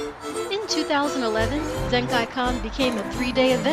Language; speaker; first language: English; native; English